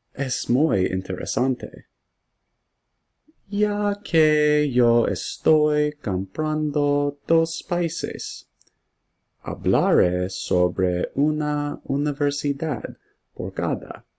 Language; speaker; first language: Spanish; non-native, learner; English